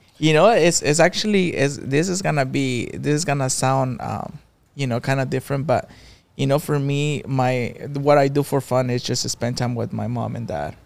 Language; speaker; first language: English; non-native, fluent; Spanish